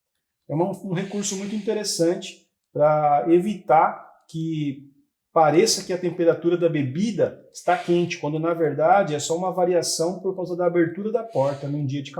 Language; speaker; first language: Portuguese; native; Portuguese